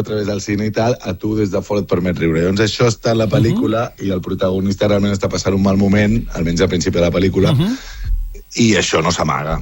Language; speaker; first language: Catalan; native; Catalan